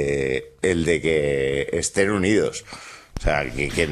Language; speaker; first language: Spanish; native; Spanish